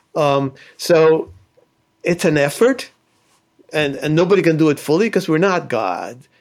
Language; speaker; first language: English; early bilingual, other home language; Spanish